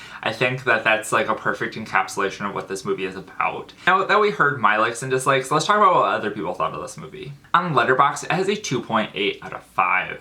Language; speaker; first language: English; native; English